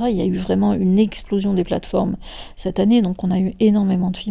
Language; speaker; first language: French; native; French